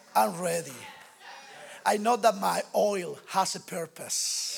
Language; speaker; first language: English; non-native, learner; Spanish